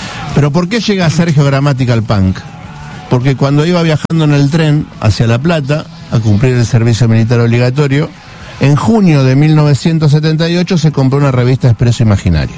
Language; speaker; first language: Spanish; native; Spanish